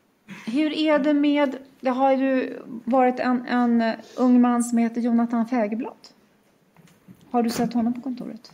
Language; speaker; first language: Swedish; native; Swedish